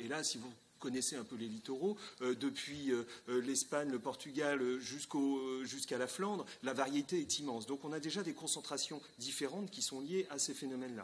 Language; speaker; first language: French; native; French